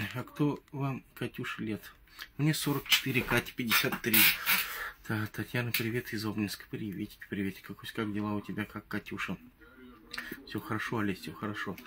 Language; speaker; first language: Russian; native; Russian